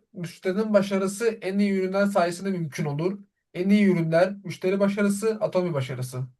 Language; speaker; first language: Turkish; native; Turkish